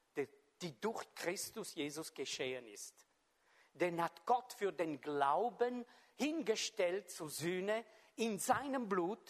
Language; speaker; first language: German; non-native, fluent; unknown